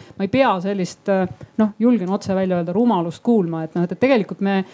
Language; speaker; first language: Estonian; native; Estonian